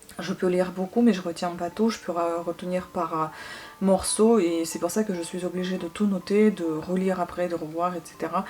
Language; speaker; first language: French; non-native, fluent; Russian